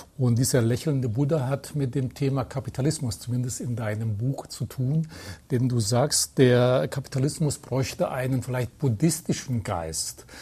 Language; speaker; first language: German; native; German